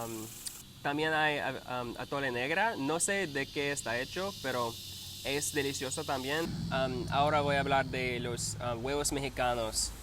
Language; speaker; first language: Spanish; non-native, learner; English